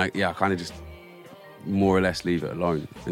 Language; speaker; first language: English; native; English